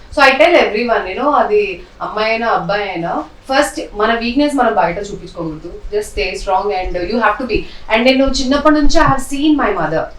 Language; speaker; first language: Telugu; non-native, local second language; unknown